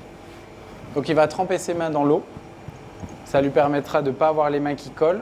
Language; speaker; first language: French; native; French